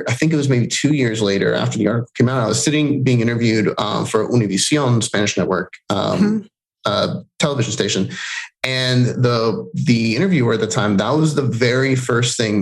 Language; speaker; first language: English; non-native, fluent; Spanish